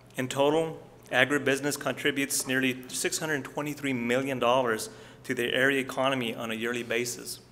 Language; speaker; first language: English; native; English